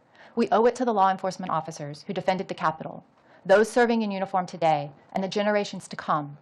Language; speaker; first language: English; native; English